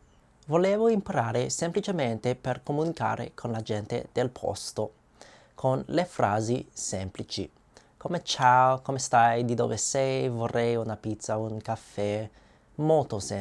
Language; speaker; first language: Italian; non-native, learner; English